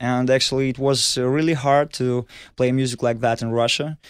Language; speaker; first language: English; non-native, fluent; Russian